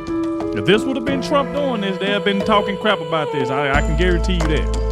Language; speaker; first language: English; native; English